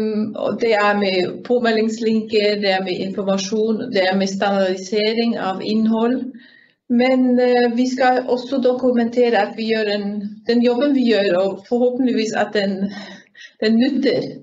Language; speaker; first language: Norwegian; non-native, fluent; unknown